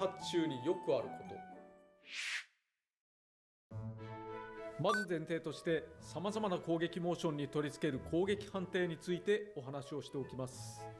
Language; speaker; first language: Japanese; native; Japanese